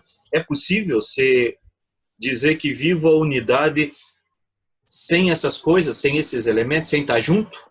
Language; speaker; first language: Portuguese; native; Portuguese